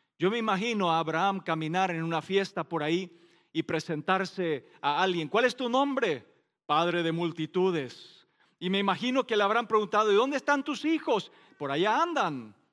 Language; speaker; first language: Spanish; non-native, local second language; Plautdietsch